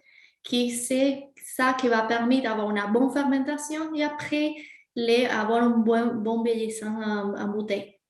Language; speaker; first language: French; non-native, fluent; Spanish